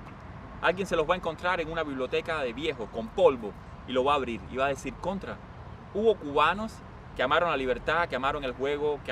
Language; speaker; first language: Spanish; native; Spanish